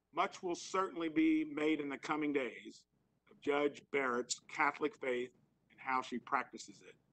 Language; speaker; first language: English; native; English